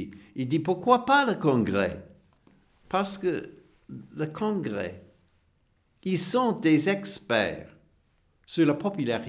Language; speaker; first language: French; non-native, fluent; English